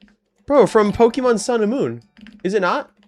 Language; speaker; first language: English; native; English